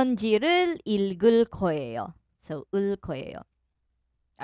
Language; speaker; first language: Korean; non-native, fluent; Filipino